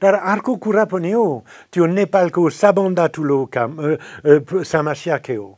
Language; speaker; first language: Nepali; non-native, fluent; French